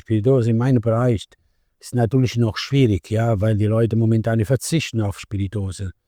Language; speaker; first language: German; non-native, fluent; Italian